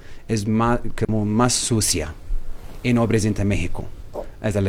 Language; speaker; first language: Spanish; non-native, learner; Arabic